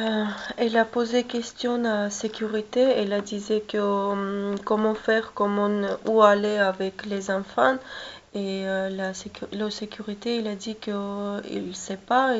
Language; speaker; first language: French; non-native, learner; Russian